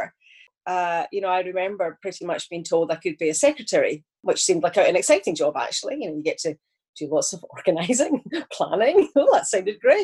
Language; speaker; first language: English; native; English